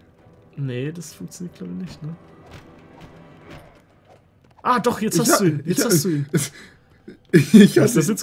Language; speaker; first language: German; native; German